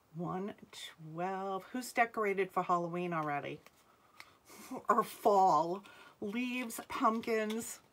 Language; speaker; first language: English; native; English